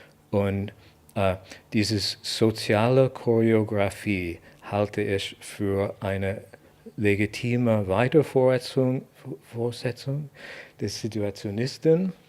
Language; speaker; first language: German; non-native, fluent; English